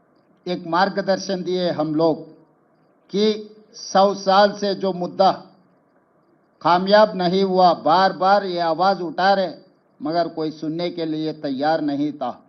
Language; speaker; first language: Hindi; non-native, local second language; Telugu